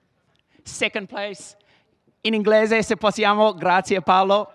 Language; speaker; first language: Italian; non-native, learner; English